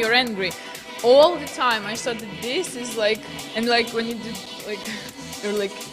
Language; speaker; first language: English; non-native, fluent; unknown